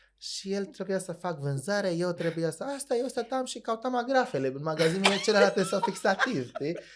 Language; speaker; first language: Romanian; non-native, fluent; Arabic